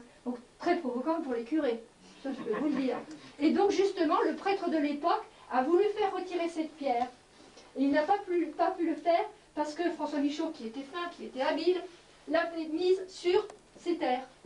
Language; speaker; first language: French; native; French